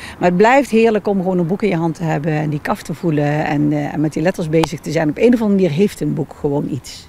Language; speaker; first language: Dutch; native; Dutch